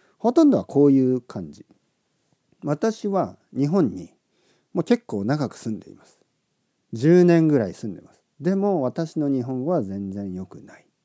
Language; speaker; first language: Japanese; native; Japanese